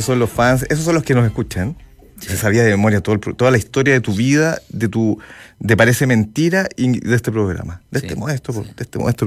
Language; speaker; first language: Spanish; native; Spanish